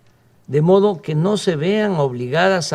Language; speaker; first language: Spanish; native; Spanish